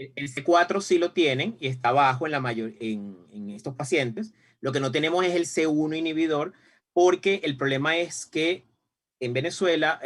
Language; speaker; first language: Spanish; native; Spanish